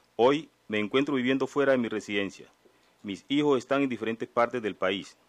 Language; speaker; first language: Spanish; native; Spanish